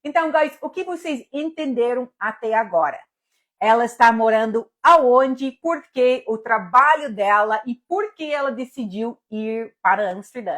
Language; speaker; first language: Portuguese; non-native, fluent; English